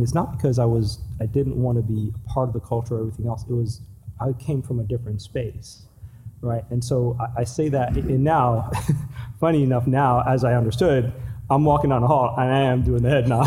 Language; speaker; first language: English; native; English